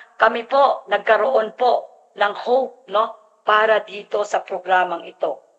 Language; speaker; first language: Filipino; native; Filipino